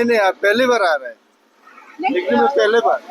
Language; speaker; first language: Hindi; non-native, local second language; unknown